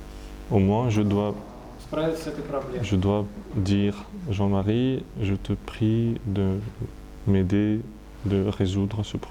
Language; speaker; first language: French; non-native, fluent; Russian